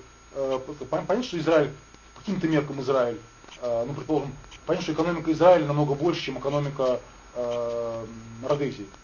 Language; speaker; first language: Russian; native; Russian